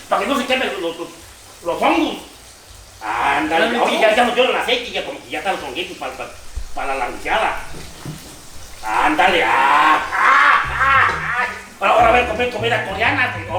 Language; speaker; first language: Spanish; native; Spanish